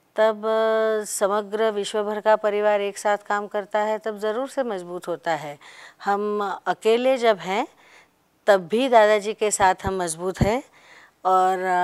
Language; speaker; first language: Hindi; non-native, local second language; Marathi